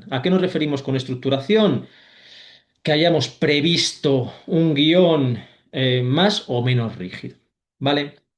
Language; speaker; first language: Spanish; native; Spanish